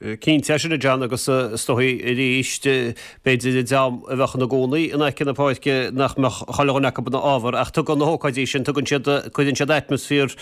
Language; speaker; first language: Irish; native; Irish